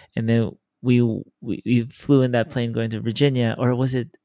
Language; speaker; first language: English; native; English